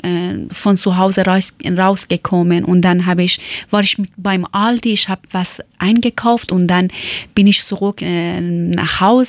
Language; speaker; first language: German; non-native, learner; Persian